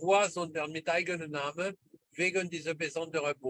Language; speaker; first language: German; non-native, fluent; French